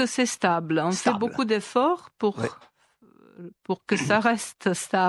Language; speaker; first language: French; non-native, fluent; Serbian